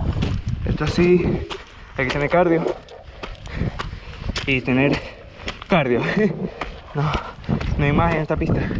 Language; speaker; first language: Spanish; native; Spanish